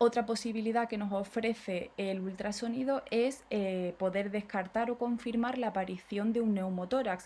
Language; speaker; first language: Spanish; native; Spanish